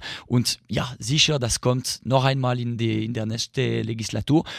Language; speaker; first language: German; non-native, local second language; French